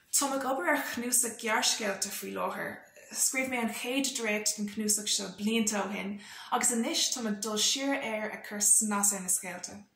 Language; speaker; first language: Irish; non-native, local second language; English